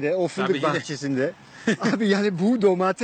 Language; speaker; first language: Turkish; non-native, learner; Dutch